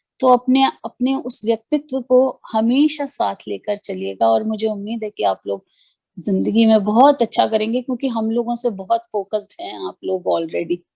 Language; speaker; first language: Hindi; native; Hindi